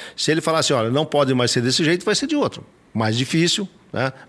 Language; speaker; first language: Portuguese; native; Portuguese